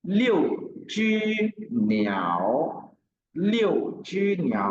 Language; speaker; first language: Chinese; non-native, fluent; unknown